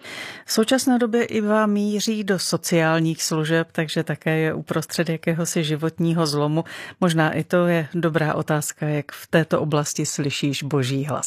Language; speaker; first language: Czech; native; Czech